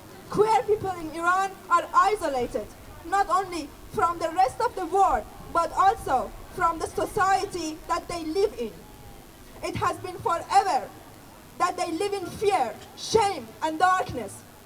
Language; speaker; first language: English; non-native, fluent; Persian